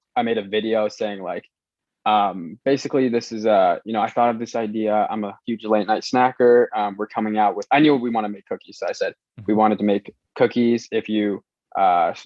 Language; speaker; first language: English; non-native, local second language; Cantonese